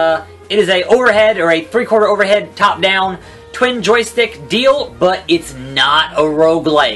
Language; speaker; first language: English; native; English